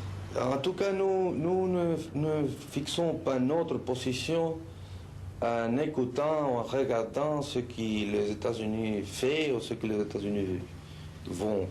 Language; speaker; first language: French; non-native, fluent; Spanish